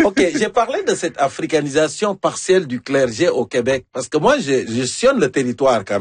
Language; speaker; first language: French; native; French